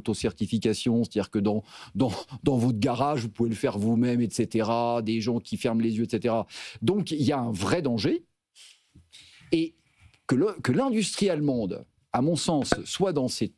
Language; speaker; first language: French; native; French